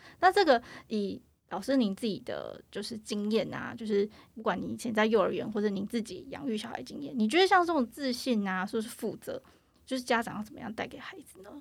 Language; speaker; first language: Chinese; native; Chinese